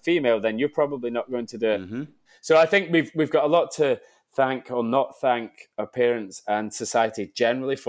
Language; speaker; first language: English; native; English